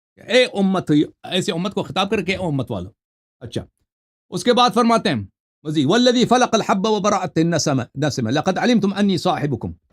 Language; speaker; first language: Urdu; non-native, fluent; Persian